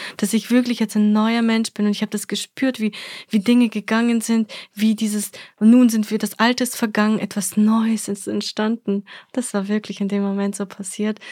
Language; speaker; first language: German; early bilingual, other home language; Russian